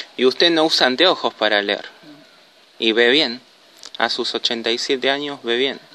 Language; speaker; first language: Spanish; native; Spanish